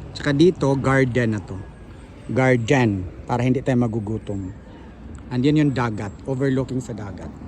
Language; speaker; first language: Filipino; non-native, local second language; Cebuano